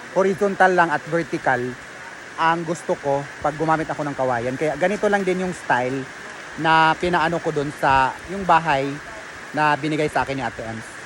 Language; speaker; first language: Filipino; non-native, local second language; Cebuano